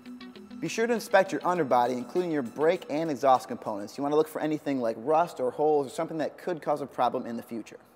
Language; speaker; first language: English; native; English